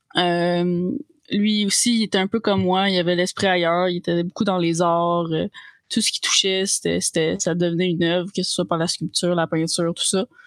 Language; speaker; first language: French; native; French